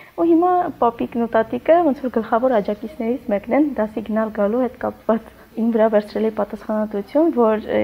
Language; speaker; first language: Armenian; non-native, local second language; Kurdish